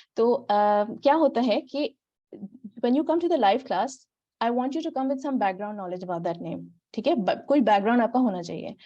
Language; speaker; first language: Urdu; native; Urdu